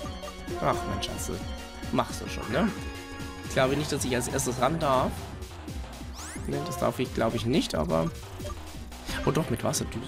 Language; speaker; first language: German; native; German